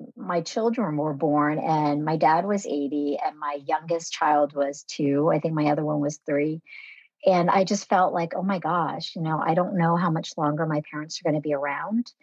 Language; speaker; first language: English; early bilingual, other home language; Vietnamese